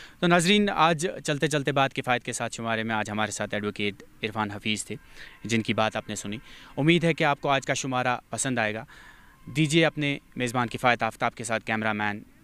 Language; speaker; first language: Hindi; non-native, local second language; Kashmiri